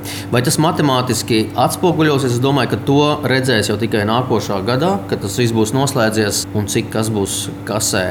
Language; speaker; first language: Latvian; native; Latvian